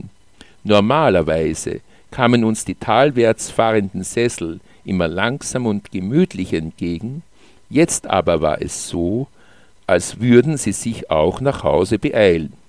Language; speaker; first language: German; native; German